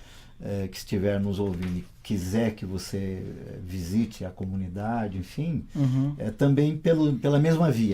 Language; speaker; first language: Portuguese; native; Portuguese